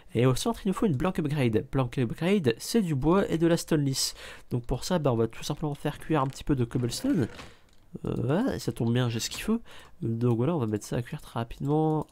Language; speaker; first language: French; native; French